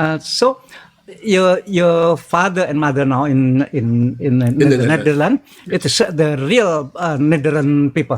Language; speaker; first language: English; non-native, learner; Indonesian